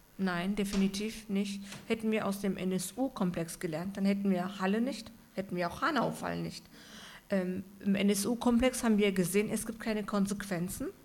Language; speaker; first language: German; early bilingual, other home language; Turkish